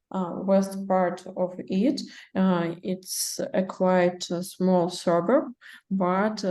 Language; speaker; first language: English; non-native, learner; Russian